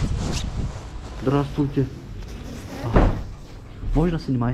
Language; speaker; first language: Russian; non-native, learner; Turkish